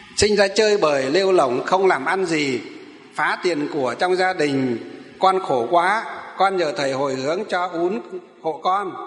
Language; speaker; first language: Vietnamese; native; Vietnamese